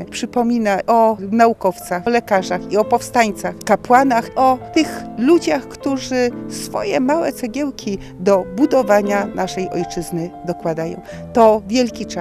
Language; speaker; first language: Polish; native; Polish